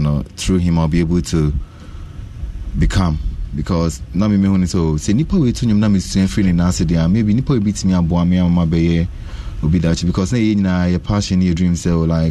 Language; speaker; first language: English; non-native, local second language; Akan